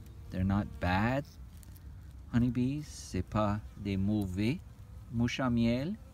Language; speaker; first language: French; early bilingual, heritage; French